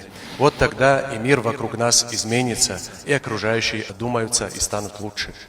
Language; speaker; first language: Russian; non-native, local second language; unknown